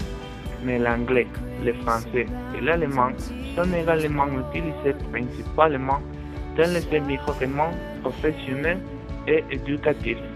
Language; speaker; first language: French; non-native, learner; Spanish